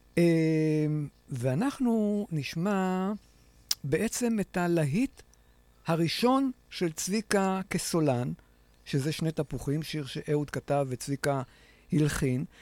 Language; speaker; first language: Hebrew; native; Hebrew